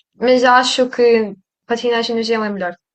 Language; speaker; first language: Portuguese; early bilingual, other home language; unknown